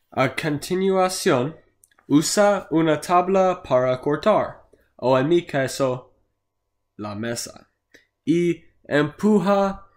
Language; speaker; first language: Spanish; non-native, learner; English